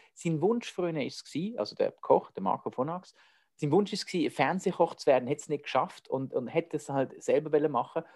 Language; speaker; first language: German; native; German